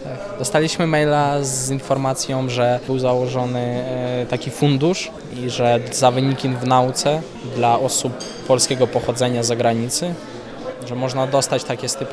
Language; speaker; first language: Polish; early bilingual, heritage; Polish